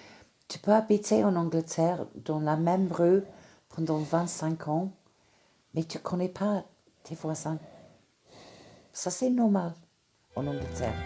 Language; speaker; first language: French; non-native, fluent; English